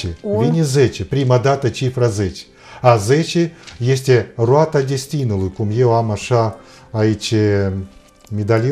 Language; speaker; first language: Romanian; non-native, fluent; Russian